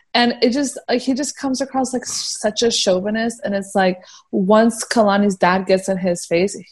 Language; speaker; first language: English; early bilingual, heritage; Persian